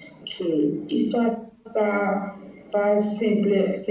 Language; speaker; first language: Haitian Creole; non-native, fluent; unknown